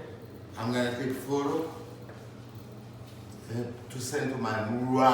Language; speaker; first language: English; non-native, learner; Haitian Creole